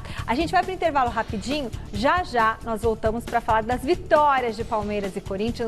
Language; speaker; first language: Portuguese; native; Portuguese